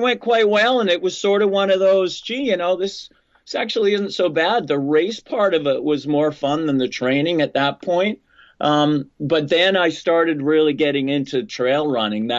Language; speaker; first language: English; native; English